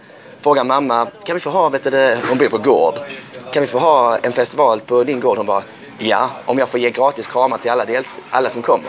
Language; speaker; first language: Swedish; native; Swedish